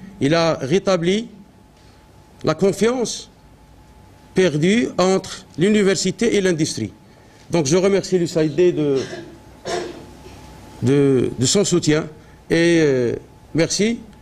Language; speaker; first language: French; non-native, local second language; Arabic